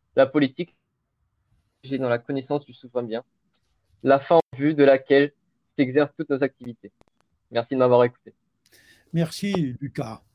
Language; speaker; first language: French; early bilingual, other home language; Portuguese